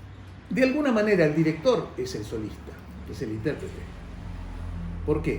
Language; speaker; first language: Spanish; native; Spanish